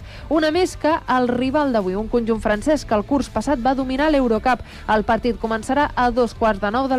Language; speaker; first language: Catalan; native; Catalan